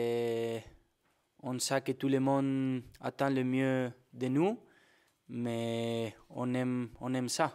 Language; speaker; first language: French; non-native, fluent; Spanish